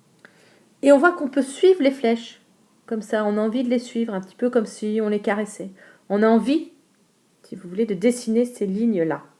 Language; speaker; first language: French; native; French